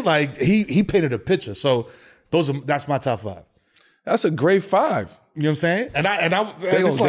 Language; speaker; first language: English; native; English